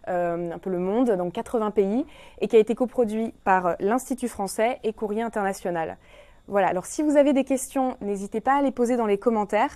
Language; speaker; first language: French; native; French